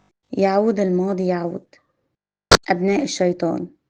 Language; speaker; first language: Arabic; native; Arabic